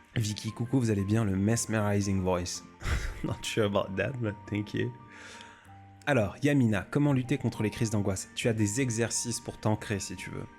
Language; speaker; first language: French; native; French